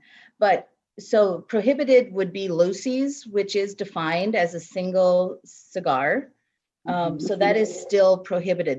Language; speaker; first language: English; native; English